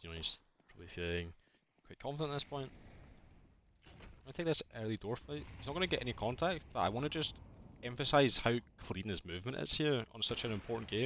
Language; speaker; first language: English; native; English